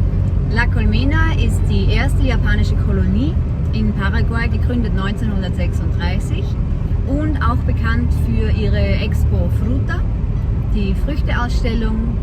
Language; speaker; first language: German; native; German